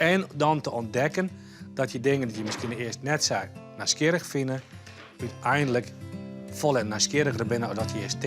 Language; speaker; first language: Dutch; non-native, local second language; Western Frisian